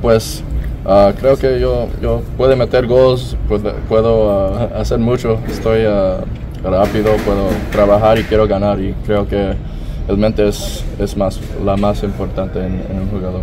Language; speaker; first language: Spanish; early bilingual, other home language; English